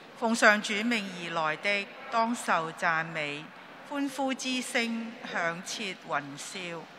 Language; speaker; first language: Chinese; non-native, local second language; Cantonese